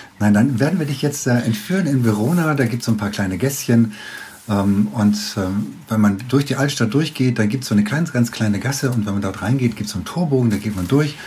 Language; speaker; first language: German; native; German